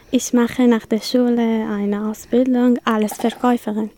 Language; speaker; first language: German; non-native, learner; Kurdish